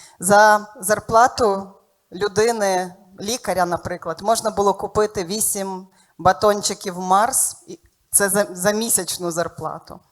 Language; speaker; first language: Ukrainian; native; Ukrainian